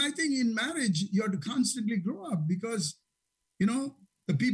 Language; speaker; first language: English; non-native, local second language; Tamil